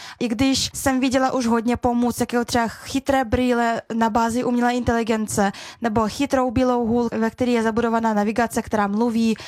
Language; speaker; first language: Czech; early bilingual, other home language; Russian